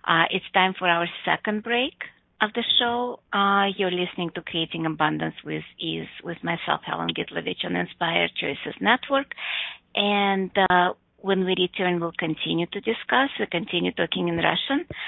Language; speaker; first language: English; non-native, fluent; Russian